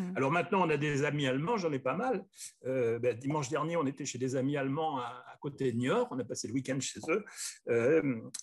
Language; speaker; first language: French; native; French